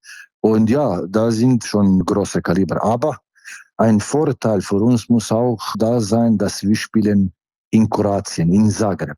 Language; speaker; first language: German; non-native, fluent; Slovenian